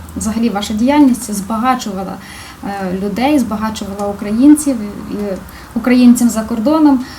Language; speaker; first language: Ukrainian; native; Ukrainian